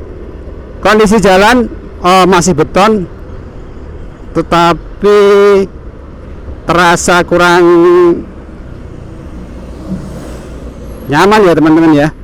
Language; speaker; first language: Indonesian; non-native, local second language; Javanese